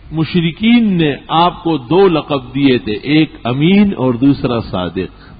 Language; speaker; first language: Urdu; non-native, local second language; Pashto